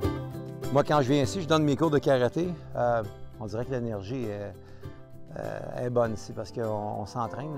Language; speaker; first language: French; native; French